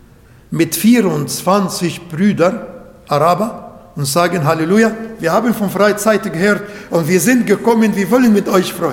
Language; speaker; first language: German; non-native, learner; Arabic